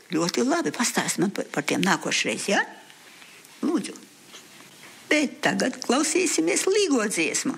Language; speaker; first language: Latvian; early bilingual, heritage; Latvian